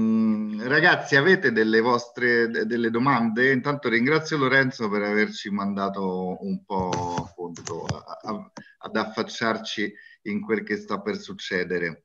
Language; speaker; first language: Italian; native; Italian